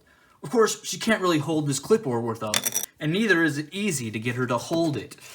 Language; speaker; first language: English; native; English